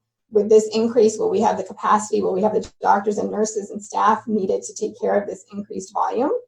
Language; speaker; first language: English; native; English